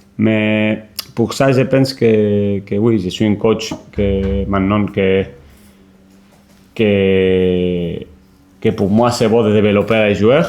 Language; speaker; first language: French; non-native, learner; Spanish